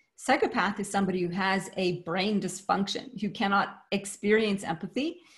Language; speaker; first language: English; native; English